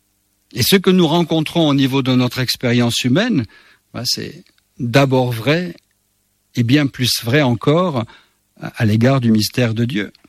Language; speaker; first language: French; native; French